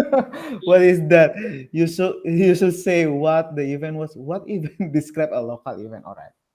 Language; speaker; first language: English; non-native, learner; Indonesian